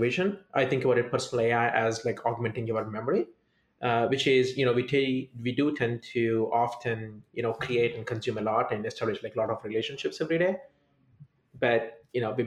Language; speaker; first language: English; non-native, local second language; Telugu